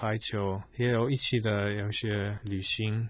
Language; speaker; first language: Chinese; non-native, fluent; Polish